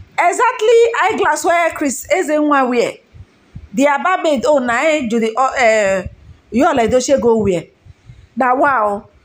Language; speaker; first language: Nigerian Pidgin; non-native, local second language; Igbo